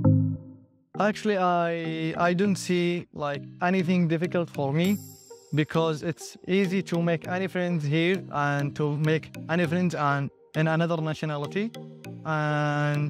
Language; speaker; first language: English; non-native, learner; Arabic